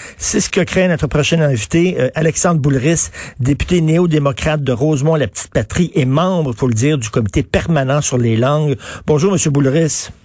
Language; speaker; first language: French; native; French